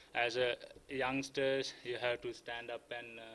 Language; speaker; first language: English; non-native, local second language; Sinhala